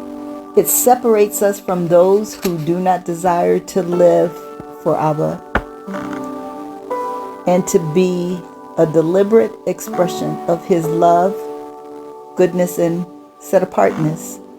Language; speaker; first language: English; native; English